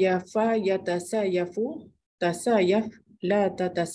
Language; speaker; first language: Arabic; non-native, learner; Indonesian